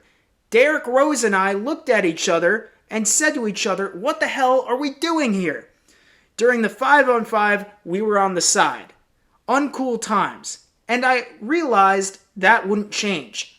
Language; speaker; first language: English; native; English